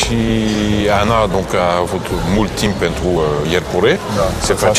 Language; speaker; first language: Romanian; non-native, learner; French